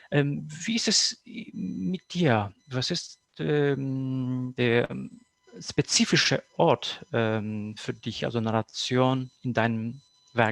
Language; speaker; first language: German; non-native, fluent; Kurdish